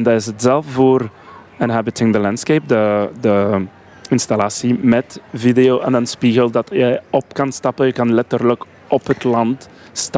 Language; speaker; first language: Dutch; non-native, local second language; French